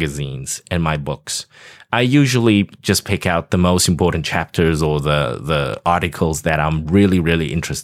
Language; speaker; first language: English; non-native, fluent; Chinese